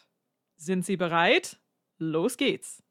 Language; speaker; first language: German; non-native, fluent; English